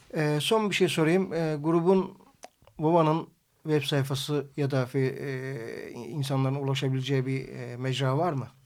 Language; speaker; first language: Turkish; native; Turkish